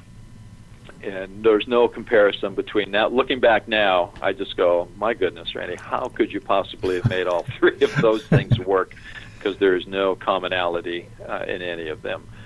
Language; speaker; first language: English; native; English